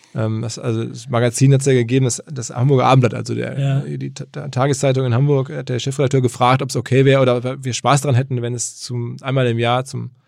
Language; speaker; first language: German; native; German